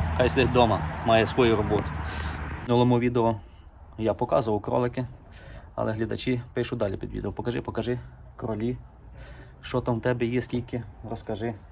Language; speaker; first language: Ukrainian; native; Ukrainian